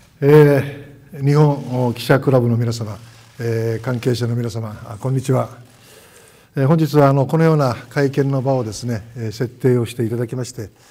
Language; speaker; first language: Japanese; native; Japanese